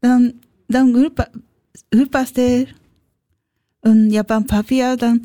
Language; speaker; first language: German; non-native, learner; Japanese